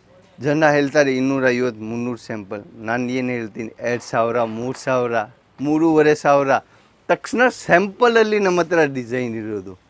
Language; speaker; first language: Kannada; non-native, local second language; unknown